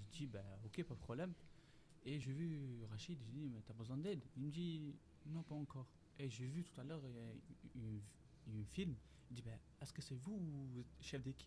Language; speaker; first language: French; non-native, learner; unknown